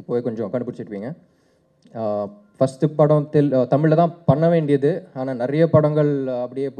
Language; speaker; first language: Tamil; non-native, local second language; Telugu